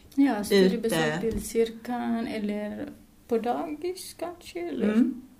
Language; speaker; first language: Swedish; non-native, learner; Indonesian